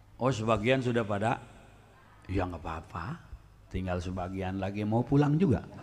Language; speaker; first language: Indonesian; non-native, local second language; Sundanese